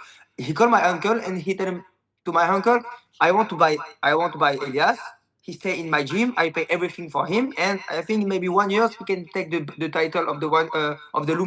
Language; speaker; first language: English; non-native, learner; French